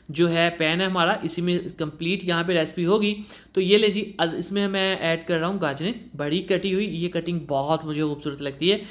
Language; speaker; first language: Urdu; native; Urdu